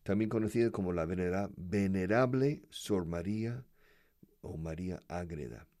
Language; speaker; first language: Spanish; non-native, fluent; English